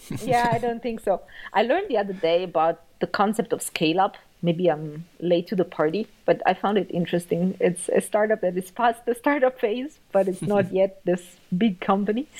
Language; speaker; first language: English; non-native, fluent; Italian